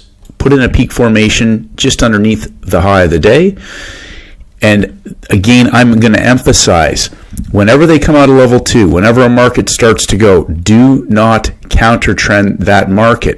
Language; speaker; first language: English; native; English